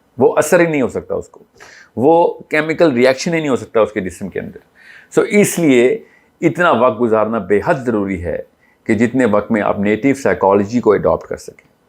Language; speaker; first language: Urdu; native; Urdu